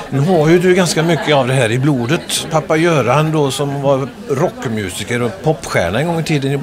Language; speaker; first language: Swedish; native; Swedish